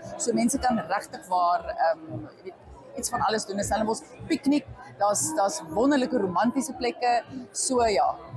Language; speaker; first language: Afrikaans; native; Afrikaans